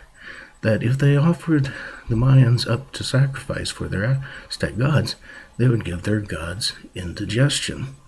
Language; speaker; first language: English; native; English